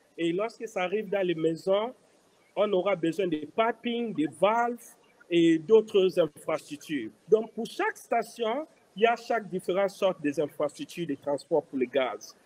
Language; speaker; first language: French; non-native, local second language; Lingala